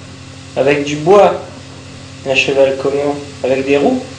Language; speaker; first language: French; native; French